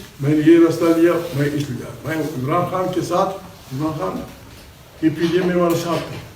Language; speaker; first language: Urdu; non-native, local second language; Pashto